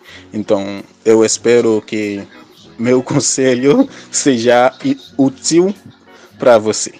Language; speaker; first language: Portuguese; non-native, fluent; Haitian Creole